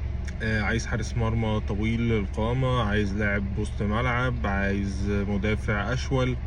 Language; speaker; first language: Arabic; native; Arabic